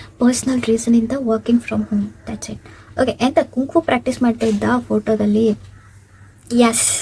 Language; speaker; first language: Kannada; native; Kannada